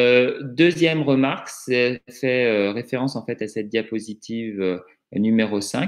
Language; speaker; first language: French; native; French